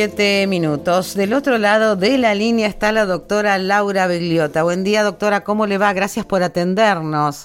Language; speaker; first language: Spanish; native; Spanish